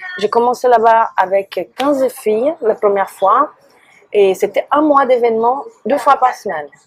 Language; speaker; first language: French; non-native, fluent; Portuguese